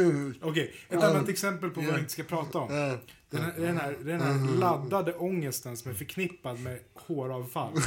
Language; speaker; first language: Swedish; native; Swedish